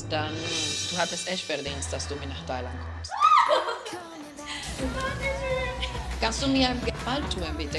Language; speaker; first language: German; non-native, fluent; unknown